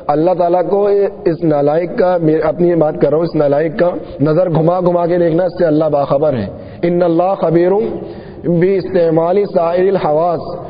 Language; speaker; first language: Urdu; non-native, local second language; Sindhi